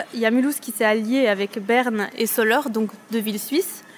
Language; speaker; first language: French; native; French